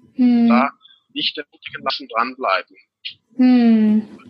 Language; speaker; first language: German; native; German